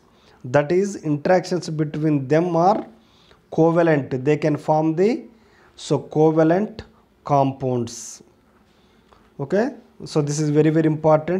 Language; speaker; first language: English; non-native, local second language; Telugu